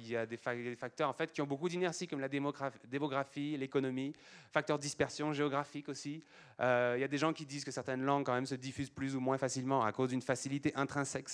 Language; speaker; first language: French; native; French